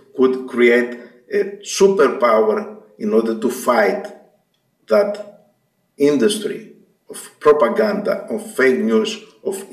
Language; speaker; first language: English; non-native, fluent; Greek